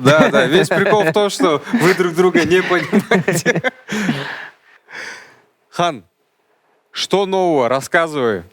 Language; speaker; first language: Russian; non-native, local second language; Kazakh